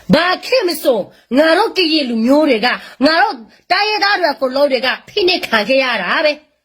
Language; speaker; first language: Burmese; non-native, local second language; S'gaw Karen